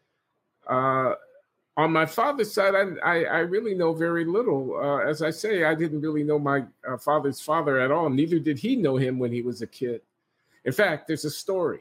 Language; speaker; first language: English; native; English